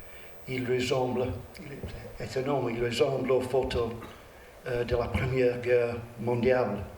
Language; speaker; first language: French; non-native, learner; English